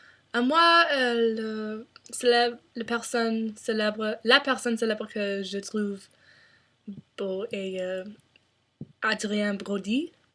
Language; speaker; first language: French; non-native, learner; English